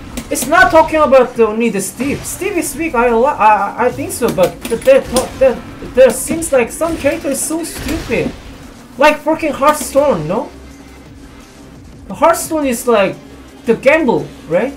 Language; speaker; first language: English; non-native, learner; Korean